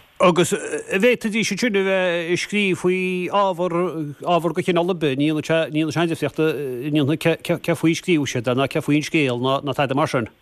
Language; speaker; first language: Irish; native; Irish